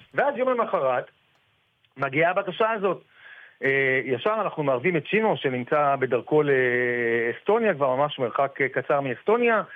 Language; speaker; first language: Hebrew; native; Hebrew